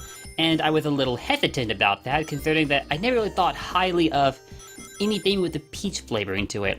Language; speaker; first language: English; native; English